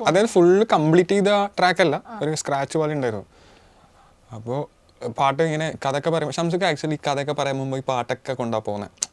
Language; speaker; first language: Malayalam; native; Malayalam